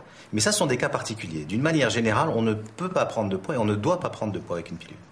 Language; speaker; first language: French; native; French